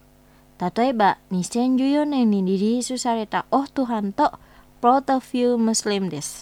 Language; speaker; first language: Japanese; non-native, fluent; Indonesian